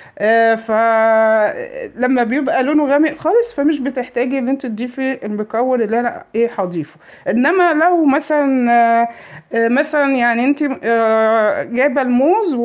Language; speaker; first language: Arabic; native; Arabic